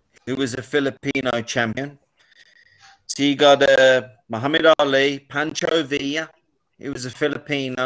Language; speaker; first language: English; native; English